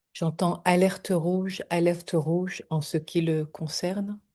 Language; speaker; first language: French; native; French